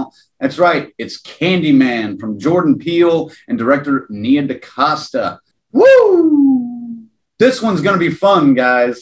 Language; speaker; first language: English; native; English